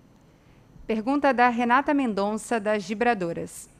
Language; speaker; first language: Portuguese; native; Portuguese